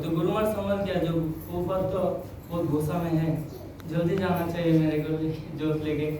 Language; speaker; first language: Hindi; non-native, local second language; Bangla